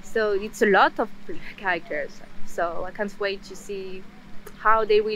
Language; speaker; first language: English; non-native, fluent; French